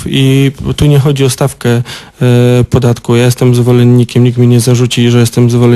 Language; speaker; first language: Polish; native; Polish